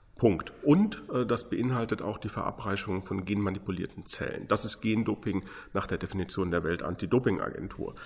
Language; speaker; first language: German; native; German